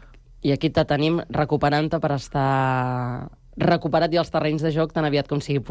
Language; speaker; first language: Catalan; native; Catalan